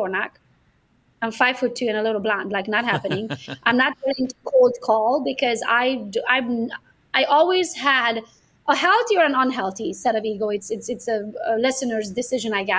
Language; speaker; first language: English; non-native, fluent; Romanian